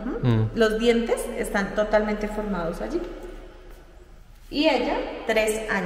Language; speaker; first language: Spanish; native; Spanish